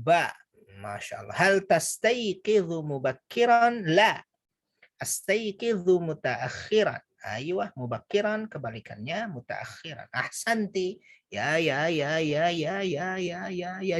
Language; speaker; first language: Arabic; non-native, fluent; Indonesian